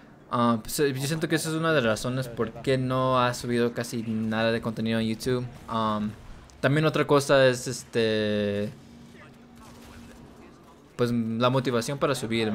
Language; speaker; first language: Spanish; early bilingual, heritage; Spanish